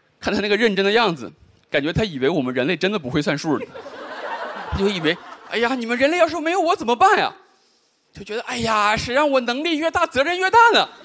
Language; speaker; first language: Chinese; native; Chinese